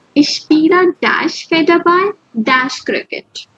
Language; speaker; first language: German; non-native, fluent; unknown